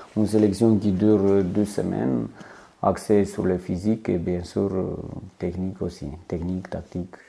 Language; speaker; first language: French; non-native, fluent; Romanian